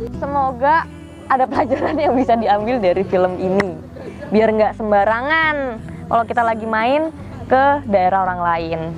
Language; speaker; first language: Indonesian; non-native, local second language; Javanese